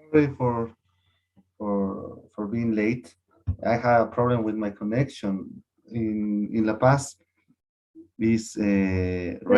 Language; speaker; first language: English; non-native, learner; Spanish